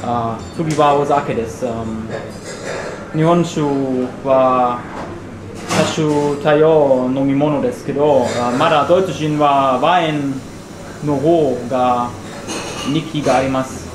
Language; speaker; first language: Japanese; non-native, learner; German